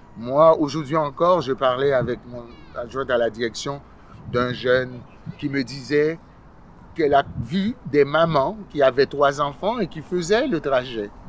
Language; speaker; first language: French; early bilingual, other home language; Haitian Creole